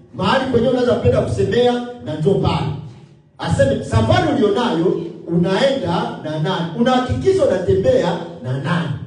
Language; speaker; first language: Swahili; native; Swahili